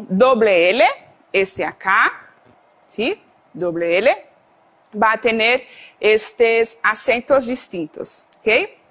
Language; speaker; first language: Spanish; non-native, fluent; Portuguese